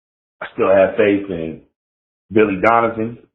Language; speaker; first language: English; native; English